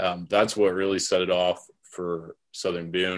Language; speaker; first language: English; native; English